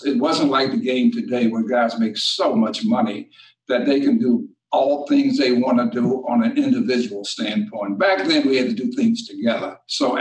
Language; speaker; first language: English; native; English